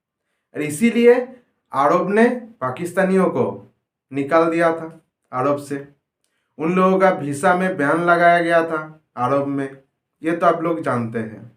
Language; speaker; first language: Hindi; non-native, local second language; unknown